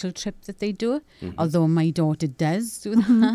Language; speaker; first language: English; native; English